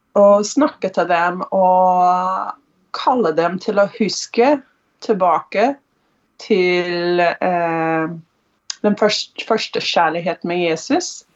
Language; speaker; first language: Norwegian; non-native, fluent; English